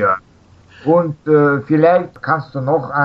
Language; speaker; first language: German; non-native, fluent; Russian